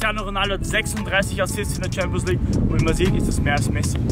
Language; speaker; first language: German; native; German